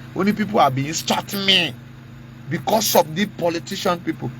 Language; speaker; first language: English; non-native, local second language; Yoruba